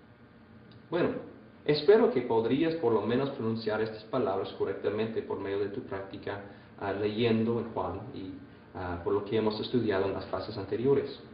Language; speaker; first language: Spanish; non-native, fluent; English